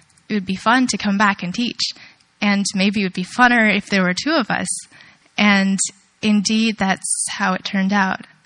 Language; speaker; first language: English; early bilingual, other home language; Chinese